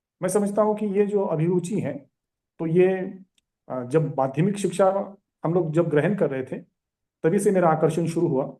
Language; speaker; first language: Hindi; non-native, local second language; Marathi